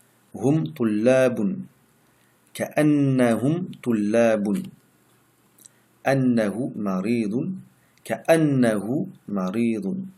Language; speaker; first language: Arabic; non-native, fluent; French